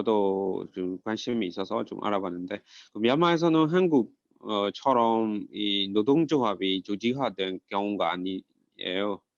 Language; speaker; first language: Korean; non-native, fluent; Burmese